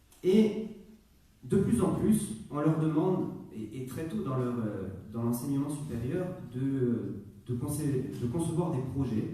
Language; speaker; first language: French; native; French